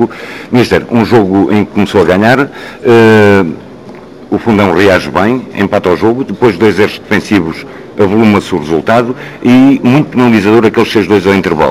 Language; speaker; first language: Portuguese; native; Portuguese